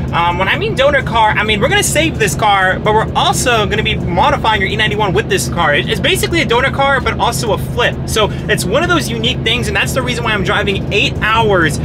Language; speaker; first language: English; native; English